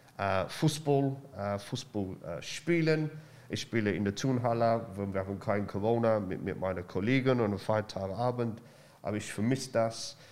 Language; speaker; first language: German; non-native, learner; English